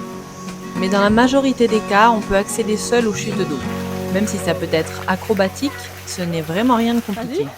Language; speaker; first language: French; native; French